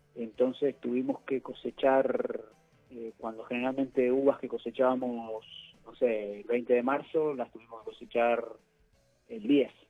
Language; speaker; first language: Spanish; native; Spanish